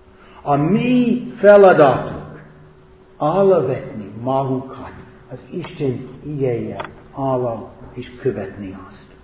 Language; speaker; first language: Hungarian; non-native, fluent; English